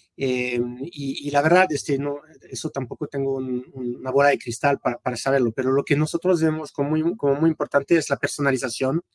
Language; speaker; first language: Spanish; non-native, fluent; French